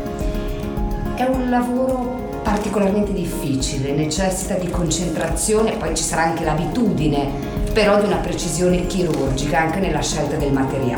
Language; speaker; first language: Italian; native; Italian